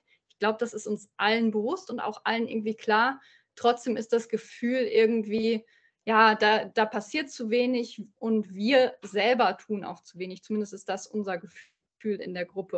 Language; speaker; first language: German; native; German